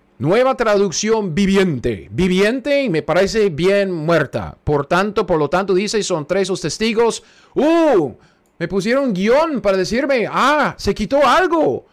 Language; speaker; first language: Spanish; non-native, fluent; English